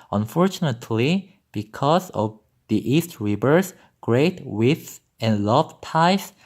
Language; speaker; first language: English; non-native, fluent; Korean